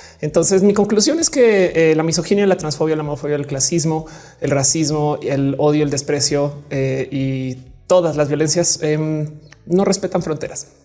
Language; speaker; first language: Spanish; native; Spanish